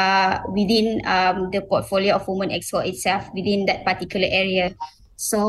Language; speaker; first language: English; non-native, local second language; Malay